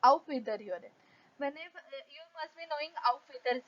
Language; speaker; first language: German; non-native, fluent; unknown